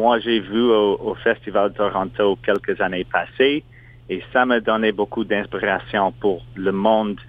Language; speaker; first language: French; non-native, local second language; English